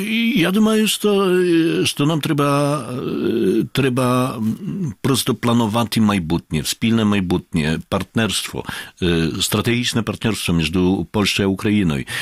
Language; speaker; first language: Ukrainian; non-native, fluent; Polish